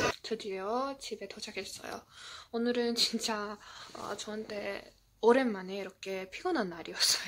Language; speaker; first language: Korean; non-native, fluent; Azerbaijani